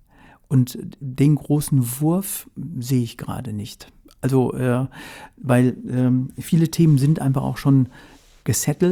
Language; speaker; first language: German; native; German